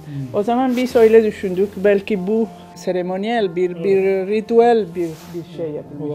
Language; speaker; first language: Turkish; non-native, learner; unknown